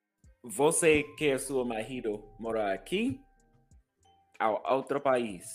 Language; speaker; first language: Portuguese; non-native, learner; English